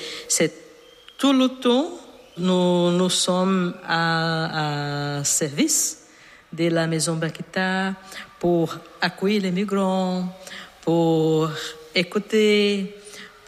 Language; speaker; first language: French; non-native, learner; Portuguese